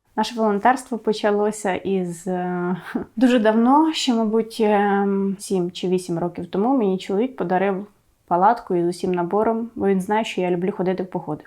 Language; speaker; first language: Ukrainian; native; Ukrainian